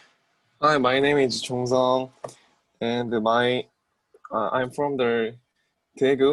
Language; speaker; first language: English; non-native, learner; Korean